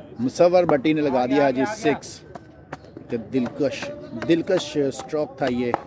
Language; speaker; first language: Urdu; non-native, local second language; Punjabi